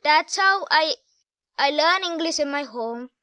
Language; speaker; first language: English; non-native, local second language; Hindi